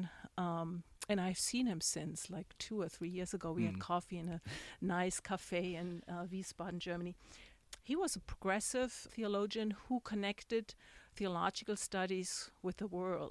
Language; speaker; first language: English; non-native, fluent; German